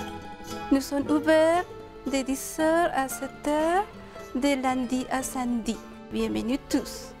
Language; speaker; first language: French; non-native, learner; Spanish